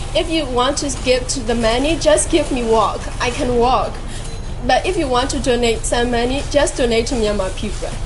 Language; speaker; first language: English; non-native, fluent; Burmese